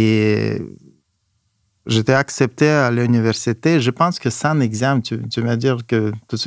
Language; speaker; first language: French; non-native, fluent; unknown